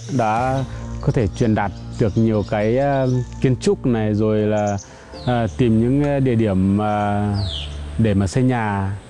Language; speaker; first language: Vietnamese; non-native, local second language; Iu Mien